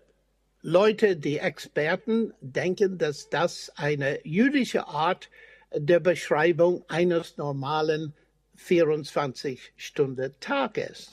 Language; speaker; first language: German; non-native, fluent; English